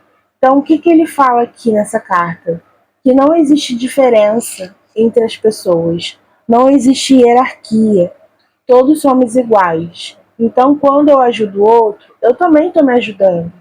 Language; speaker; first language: Portuguese; native; Portuguese